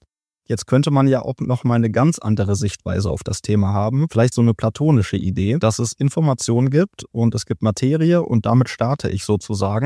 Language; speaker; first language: German; native; German